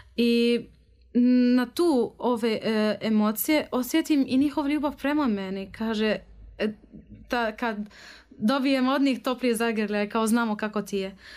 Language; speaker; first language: Croatian; non-native, learner; Arabic